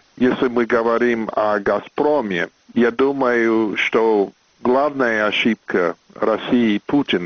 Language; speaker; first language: Russian; non-native, fluent; English